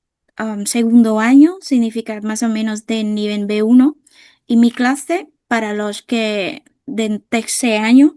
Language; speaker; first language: Spanish; non-native, fluent; Vietnamese